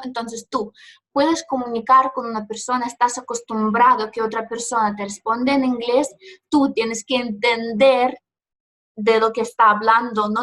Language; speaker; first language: Spanish; non-native, fluent; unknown